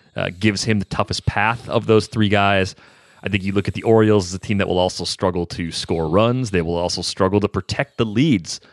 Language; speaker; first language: English; native; English